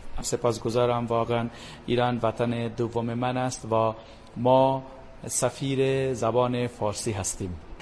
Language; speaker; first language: Persian; non-native, fluent; Bangla